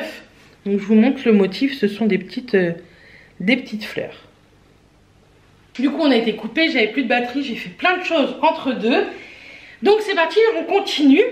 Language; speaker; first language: French; native; French